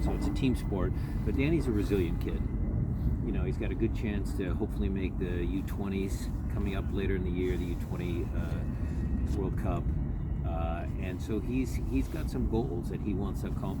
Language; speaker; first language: English; native; English